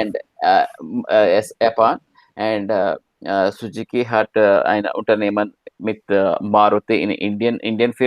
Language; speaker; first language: German; non-native, learner; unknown